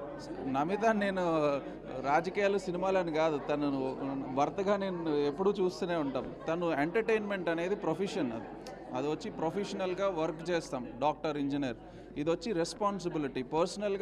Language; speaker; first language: Telugu; native; Telugu